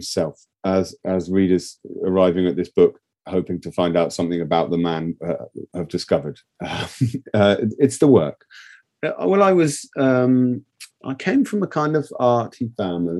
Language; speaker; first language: English; native; English